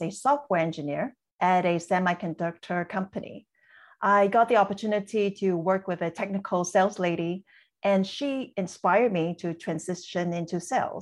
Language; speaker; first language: English; non-native, local second language; Cantonese